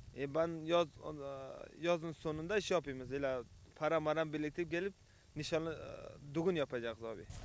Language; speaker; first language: Turkish; non-native, learner; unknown